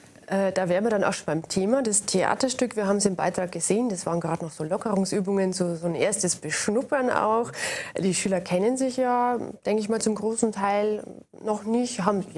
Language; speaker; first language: German; native; German